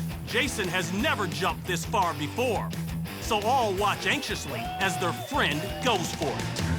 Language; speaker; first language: English; native; English